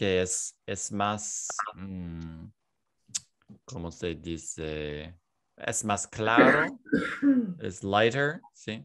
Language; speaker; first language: Spanish; non-native, learner; English